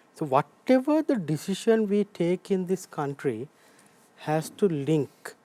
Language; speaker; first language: English; non-native, local second language; Sinhala